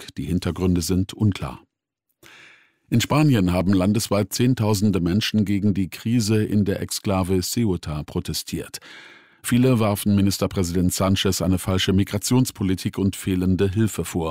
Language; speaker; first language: German; native; German